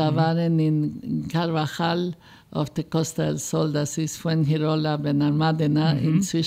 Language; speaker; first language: German; non-native, fluent; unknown